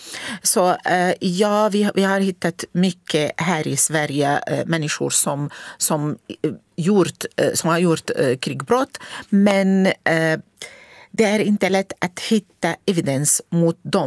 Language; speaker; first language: Swedish; non-native, fluent; Arabic